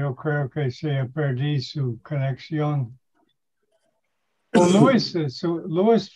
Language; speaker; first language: Spanish; non-native, learner; English